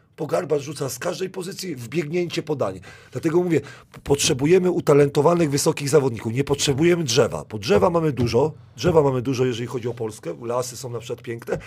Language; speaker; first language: Polish; native; Polish